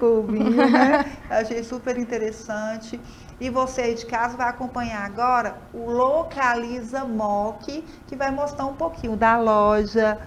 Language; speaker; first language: Portuguese; native; Portuguese